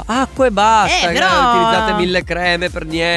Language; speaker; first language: Italian; native; Italian